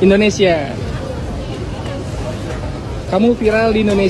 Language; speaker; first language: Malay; non-native, learner; Arabic